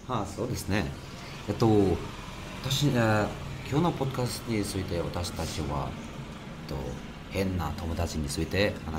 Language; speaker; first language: Japanese; non-native, learner; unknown